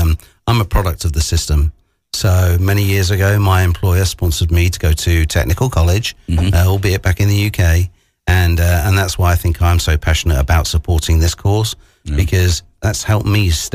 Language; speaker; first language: English; native; English